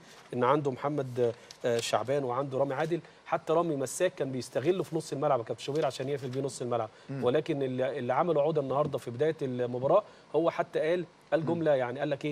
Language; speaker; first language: Arabic; native; Arabic